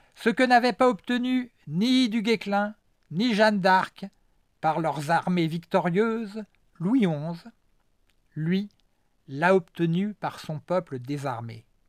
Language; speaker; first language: French; native; French